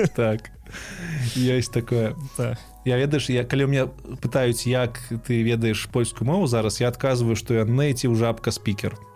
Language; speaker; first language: Belarusian; non-native, local second language; Russian